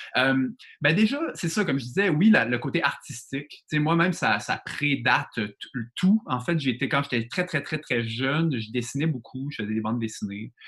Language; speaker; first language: French; native; French